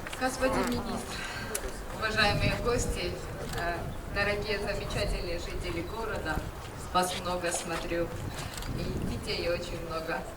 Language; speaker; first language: Russian; non-native, fluent; Georgian